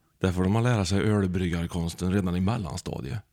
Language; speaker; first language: Swedish; native; Swedish